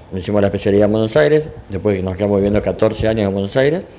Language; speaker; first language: Spanish; native; Spanish